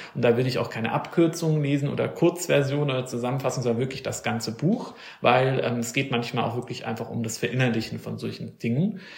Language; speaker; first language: German; native; German